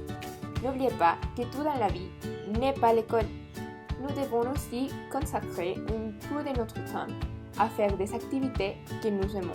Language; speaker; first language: French; non-native, learner; Spanish